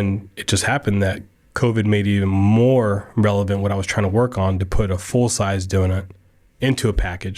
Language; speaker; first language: English; native; English